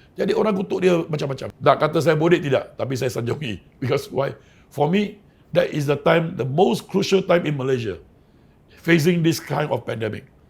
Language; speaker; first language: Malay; non-native, local second language; Chinese